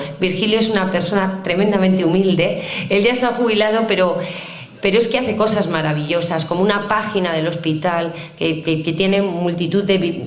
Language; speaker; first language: Spanish; native; Spanish